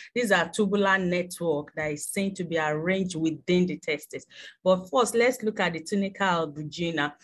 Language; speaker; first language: English; non-native, local second language; Yoruba